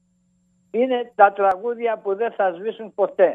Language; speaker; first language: Greek; native; Greek